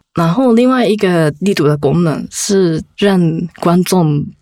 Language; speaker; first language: Chinese; non-native, fluent; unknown